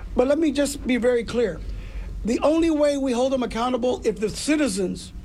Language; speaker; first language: English; early bilingual, other home language; Spanish